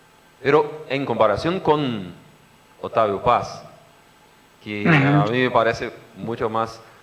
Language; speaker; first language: Spanish; non-native, fluent; Portuguese